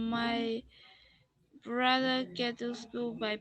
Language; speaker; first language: English; non-native, learner; Vietnamese